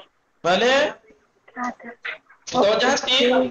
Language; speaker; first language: Persian; non-native, fluent; Urdu